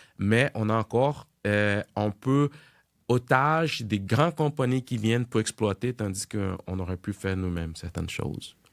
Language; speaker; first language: French; non-native, fluent; Portuguese